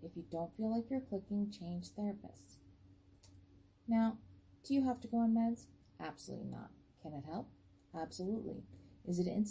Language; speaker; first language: English; native; English